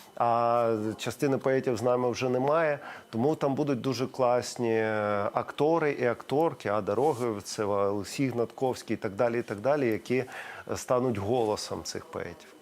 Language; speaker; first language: Ukrainian; non-native, local second language; Russian